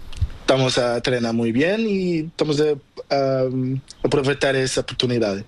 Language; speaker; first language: Spanish; non-native, learner; Portuguese